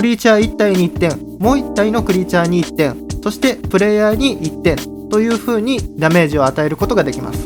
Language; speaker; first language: Japanese; native; Japanese